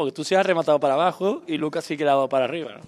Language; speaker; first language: Spanish; native; Spanish